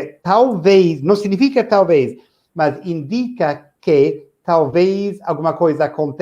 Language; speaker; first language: Portuguese; non-native, fluent; English